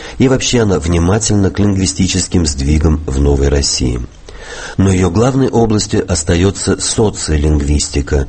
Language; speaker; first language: Russian; native; Russian